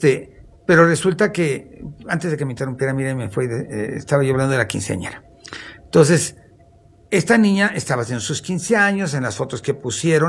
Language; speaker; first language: Spanish; native; Spanish